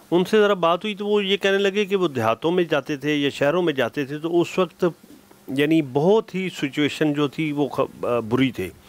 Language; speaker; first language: Urdu; non-native, local second language; Punjabi